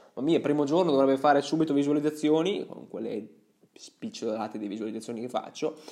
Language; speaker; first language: Italian; early bilingual, other home language; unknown